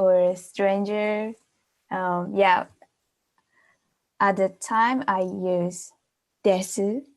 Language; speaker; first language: English; non-native, fluent; Japanese